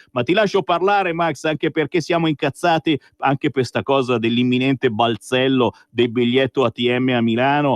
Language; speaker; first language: Italian; native; Italian